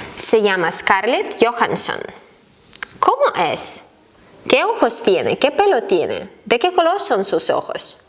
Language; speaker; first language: Spanish; non-native, fluent; Ukrainian